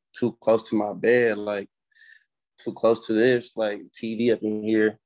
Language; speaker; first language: English; native; English